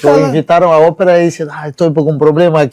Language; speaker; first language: Spanish; non-native, fluent; Portuguese